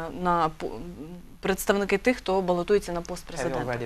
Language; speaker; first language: Ukrainian; native; Ukrainian